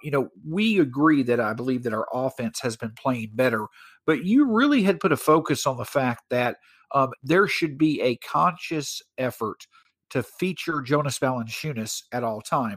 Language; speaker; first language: English; native; English